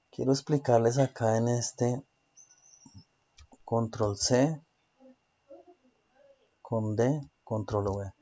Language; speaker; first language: Spanish; native; Spanish